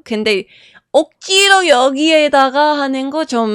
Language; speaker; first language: Korean; non-native, fluent; English